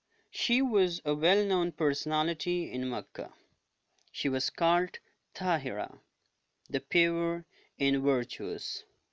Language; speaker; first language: English; non-native, local second language; Urdu